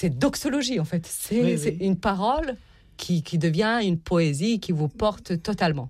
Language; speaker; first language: French; non-native, fluent; Serbian